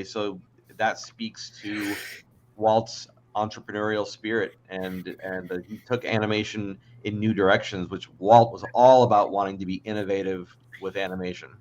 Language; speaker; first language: English; native; English